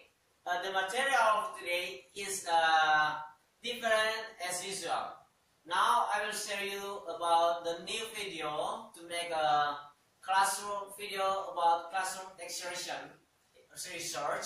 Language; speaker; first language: English; non-native, learner; Indonesian